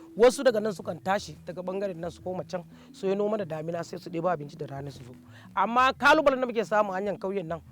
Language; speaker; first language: Hausa; non-native, local second language; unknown